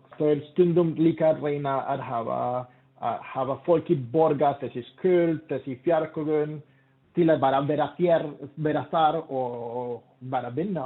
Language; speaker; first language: Icelandic; non-native, learner; Spanish